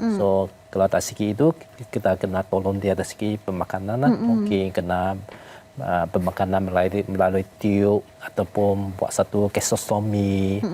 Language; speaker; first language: Malay; non-native, local second language; Chinese